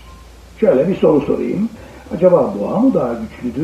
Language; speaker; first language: Turkish; native; Turkish